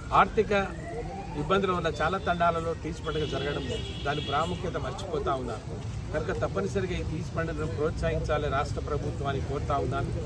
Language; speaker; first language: Telugu; non-native, local second language; Lambadi